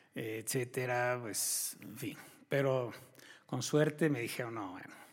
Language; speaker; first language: Spanish; native; Spanish